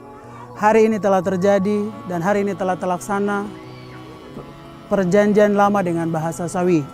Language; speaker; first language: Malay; non-native, local second language; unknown